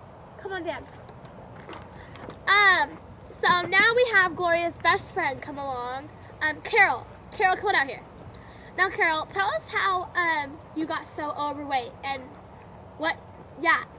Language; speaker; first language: English; native; English